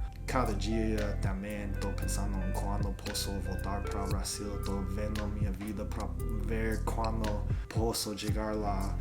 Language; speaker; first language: Portuguese; non-native, learner; English